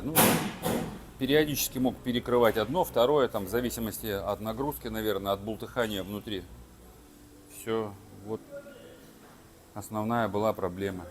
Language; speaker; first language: Russian; native; Russian